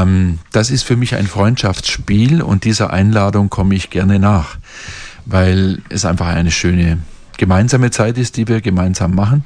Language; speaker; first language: German; native; German